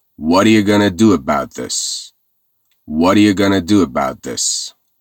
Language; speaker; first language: English; non-native, fluent; Persian